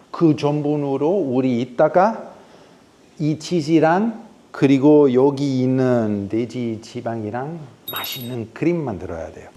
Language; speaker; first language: Korean; non-native, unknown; Italian